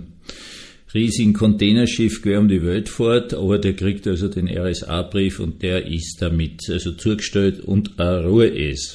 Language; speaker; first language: German; native; German